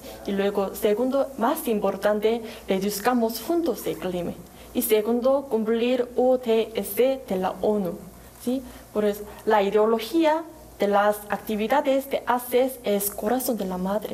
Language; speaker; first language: Spanish; non-native, learner; Korean